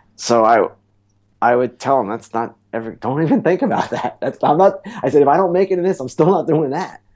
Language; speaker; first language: English; native; English